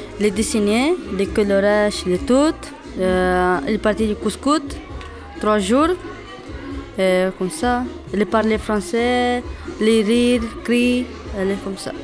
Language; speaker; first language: French; non-native, learner; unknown